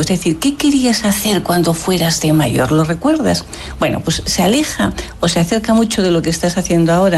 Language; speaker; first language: Spanish; native; Spanish